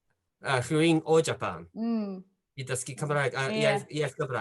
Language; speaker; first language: Welsh; non-native, fluent; Japanese